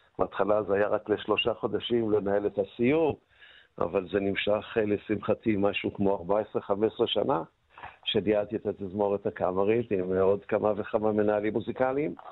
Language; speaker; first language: Hebrew; native; Hebrew